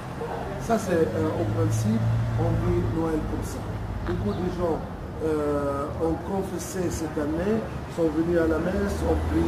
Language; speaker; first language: French; non-native, local second language; Arabic